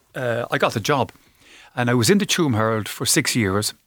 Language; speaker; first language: English; native; English